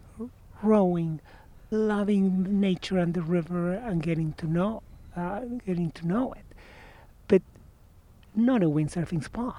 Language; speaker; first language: English; non-native, fluent; Spanish